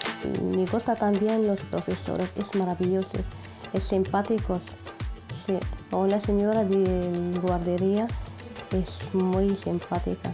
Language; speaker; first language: Spanish; non-native, learner; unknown